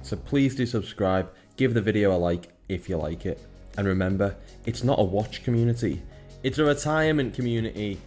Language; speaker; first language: English; native; English